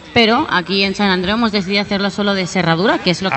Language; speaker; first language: Spanish; non-native, local second language; Catalan